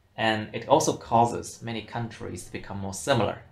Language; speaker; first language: English; non-native, fluent; Vietnamese